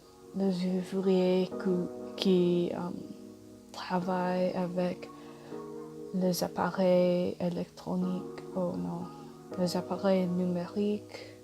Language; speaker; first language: French; non-native, learner; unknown